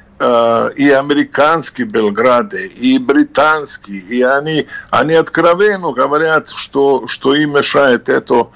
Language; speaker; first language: Russian; non-native, fluent; Serbian